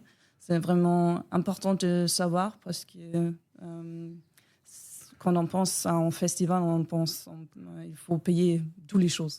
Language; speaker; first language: French; non-native, learner; German